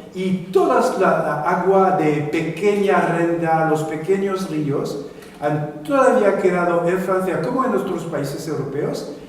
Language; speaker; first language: Spanish; non-native, fluent; French